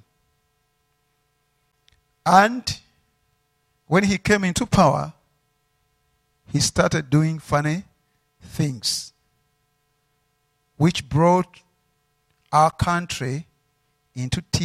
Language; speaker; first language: English; non-native, local second language; Ganda